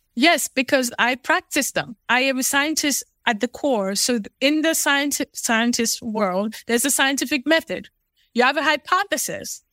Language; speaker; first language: English; non-native, local second language; Fula